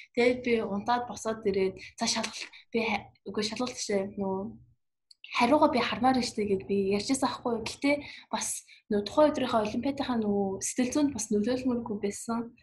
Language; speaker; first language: Mongolian; early bilingual, heritage; Mongolian